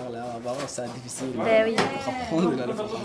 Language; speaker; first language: French; non-native, learner; Arabic